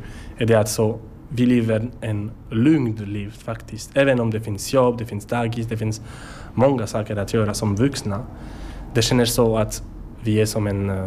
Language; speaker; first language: Swedish; non-native, learner; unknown